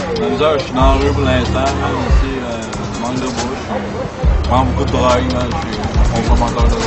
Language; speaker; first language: French; native; French